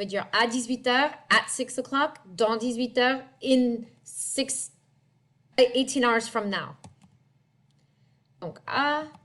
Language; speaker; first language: French; non-native, fluent; English